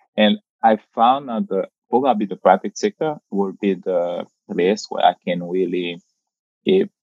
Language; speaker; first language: English; non-native, fluent; Haitian Creole